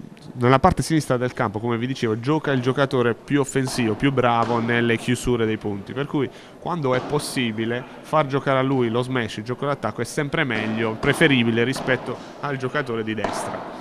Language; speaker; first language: Italian; native; Italian